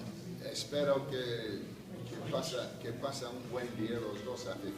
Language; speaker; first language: Spanish; non-native, fluent; English